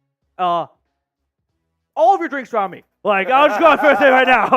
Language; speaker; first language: English; native; English